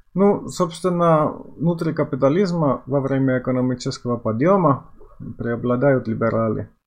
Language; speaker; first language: Russian; non-native, fluent; Finnish